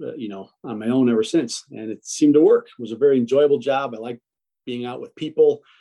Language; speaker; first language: English; early bilingual, other home language; Italian